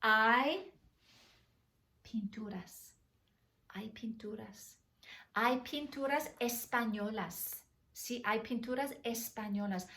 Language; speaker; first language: Spanish; non-native, fluent; English